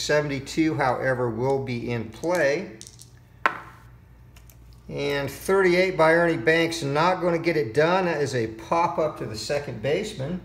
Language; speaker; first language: English; native; English